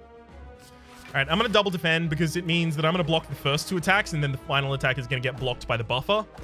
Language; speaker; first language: English; native; English